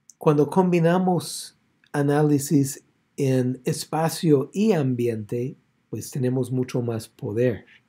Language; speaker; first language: Spanish; non-native, fluent; English